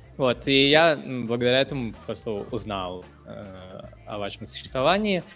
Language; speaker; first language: Russian; non-native, fluent; Hindi